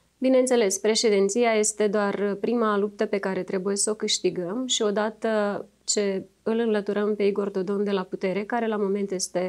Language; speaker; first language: Romanian; native; Romanian